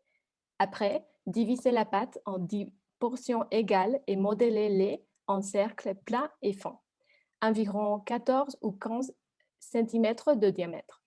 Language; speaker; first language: French; non-native, learner; Spanish